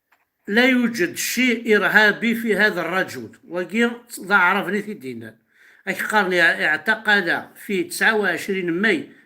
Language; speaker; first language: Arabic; non-native, local second language; Kabyle